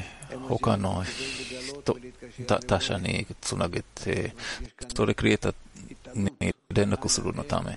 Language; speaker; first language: Japanese; non-native, learner; Hebrew